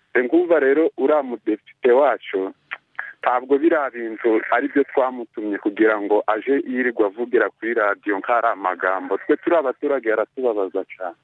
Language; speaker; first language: Kinyarwanda; native; Kinyarwanda